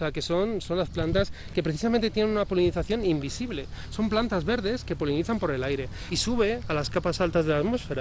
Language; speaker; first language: Spanish; native; Spanish